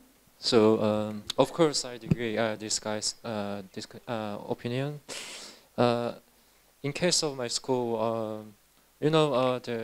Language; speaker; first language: English; non-native, learner; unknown